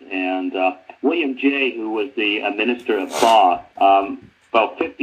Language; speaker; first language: English; native; English